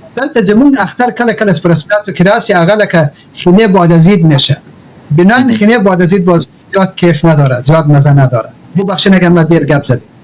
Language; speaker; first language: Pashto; non-native, local second language; Persian